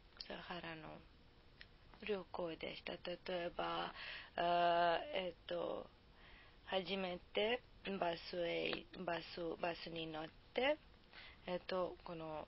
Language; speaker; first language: Japanese; non-native, learner; Serbian